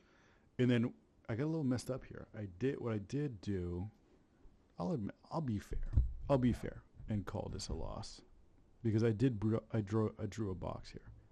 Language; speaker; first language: English; native; English